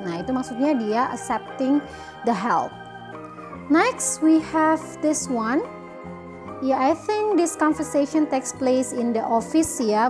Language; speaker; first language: English; non-native, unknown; Indonesian